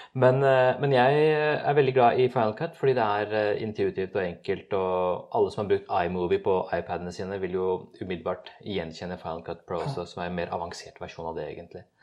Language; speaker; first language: Norwegian; early bilingual, other home language; Urdu